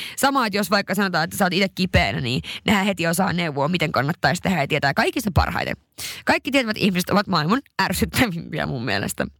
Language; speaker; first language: Finnish; native; Finnish